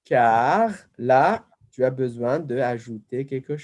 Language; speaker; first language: French; non-native, fluent; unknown